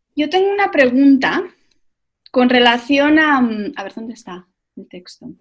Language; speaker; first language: Spanish; native; Spanish